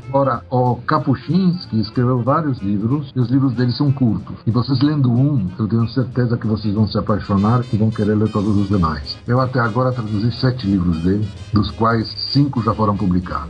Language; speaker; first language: Portuguese; early bilingual, other home language; Polish